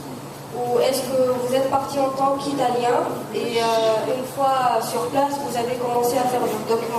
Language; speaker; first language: French; non-native, local second language; Arabic